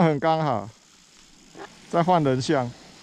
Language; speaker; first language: Chinese; native; Chinese